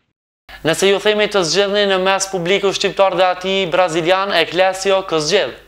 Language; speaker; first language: Albanian; native; Albanian